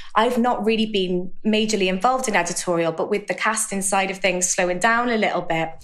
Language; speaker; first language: English; native; English